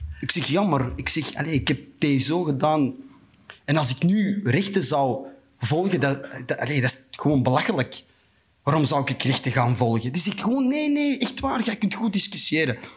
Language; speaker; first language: Dutch; non-native, local second language; Turkish